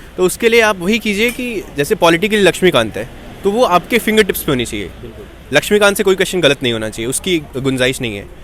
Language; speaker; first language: Hindi; native; Hindi